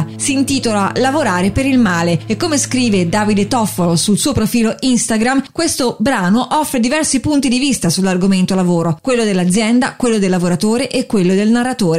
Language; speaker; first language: Italian; native; Italian